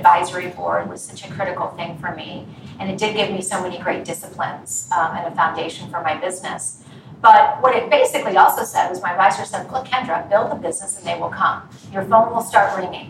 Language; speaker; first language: English; native; English